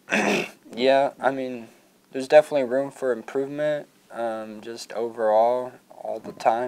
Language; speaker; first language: English; native; English